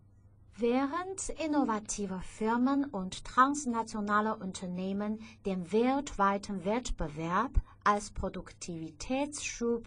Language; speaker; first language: German; non-native, fluent; Chinese